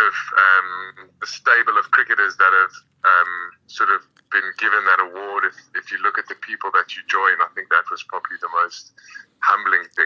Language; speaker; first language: English; native; English